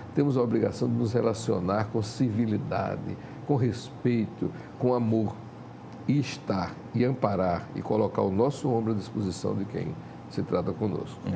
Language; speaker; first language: Portuguese; native; Portuguese